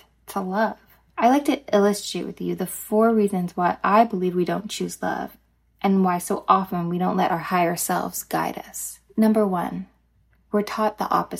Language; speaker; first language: English; native; English